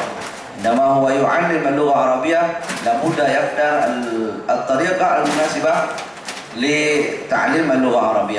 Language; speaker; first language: Arabic; non-native, fluent; Indonesian